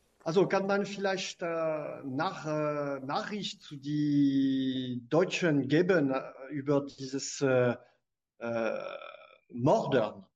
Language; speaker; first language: German; non-native, fluent; French